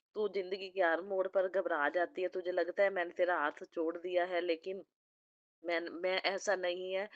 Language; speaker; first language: Hindi; non-native, local second language; Punjabi